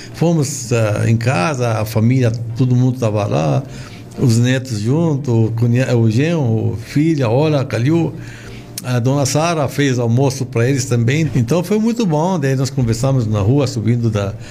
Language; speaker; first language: Portuguese; non-native, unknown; Arabic